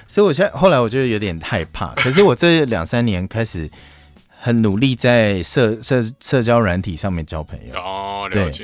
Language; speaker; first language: Chinese; native; Chinese